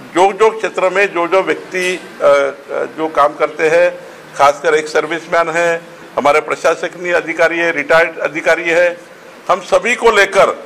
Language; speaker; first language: Hindi; non-native, local second language; Marathi